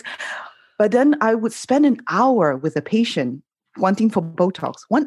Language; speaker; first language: English; non-native, local second language; Cantonese